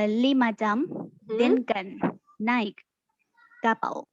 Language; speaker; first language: Indonesian; non-native, learner; Thai